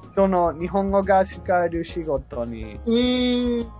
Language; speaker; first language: Japanese; non-native, fluent; English